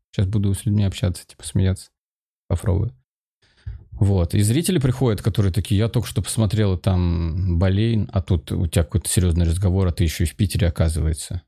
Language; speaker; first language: Russian; native; Russian